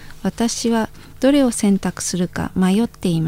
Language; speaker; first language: Japanese; non-native, fluent; Indonesian